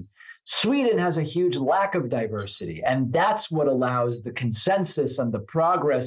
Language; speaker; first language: English; non-native, fluent; Spanish